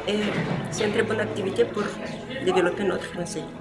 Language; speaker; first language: French; non-native, learner; Romanian